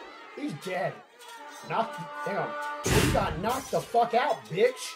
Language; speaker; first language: English; native; English